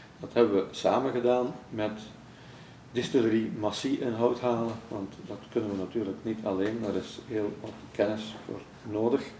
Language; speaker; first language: Dutch; native; Dutch